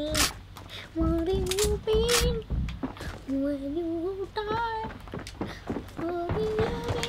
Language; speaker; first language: English; native; English